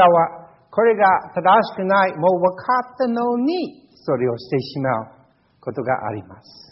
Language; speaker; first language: Japanese; non-native, fluent; English